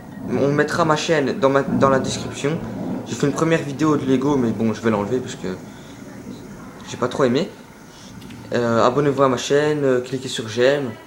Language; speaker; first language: French; native; French